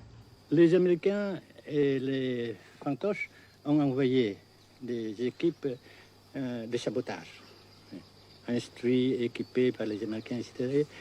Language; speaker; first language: French; non-native, fluent; Vietnamese